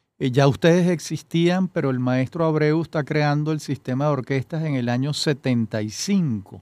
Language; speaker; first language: Spanish; native; Spanish